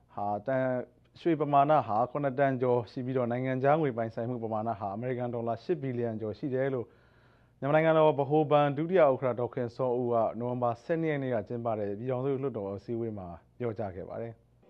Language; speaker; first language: Burmese; native; Burmese